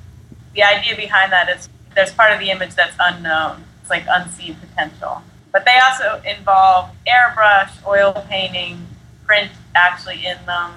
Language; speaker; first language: English; native; English